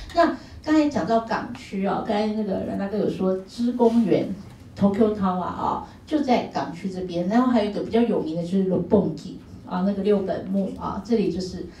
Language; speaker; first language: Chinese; native; Chinese